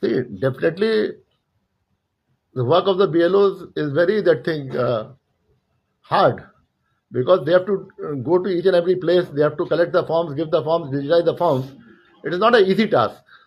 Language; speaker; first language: English; non-native, local second language; Hindi